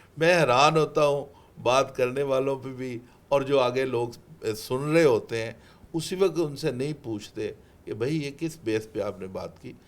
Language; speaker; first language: Urdu; non-native, local second language; Punjabi